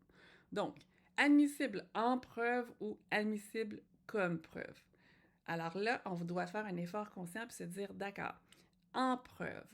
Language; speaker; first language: French; native; French